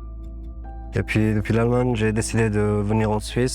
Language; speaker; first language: French; non-native, fluent; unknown